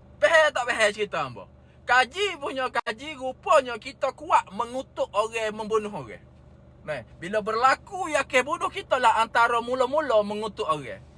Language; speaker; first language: Malay; native; Malay